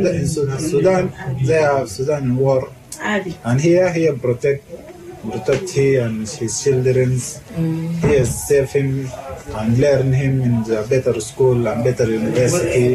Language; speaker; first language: English; non-native, learner; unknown